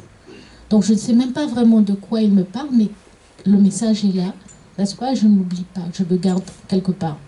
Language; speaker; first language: French; native; French